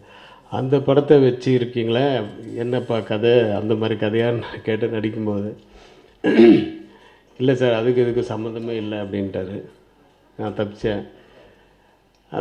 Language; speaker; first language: Tamil; native; Tamil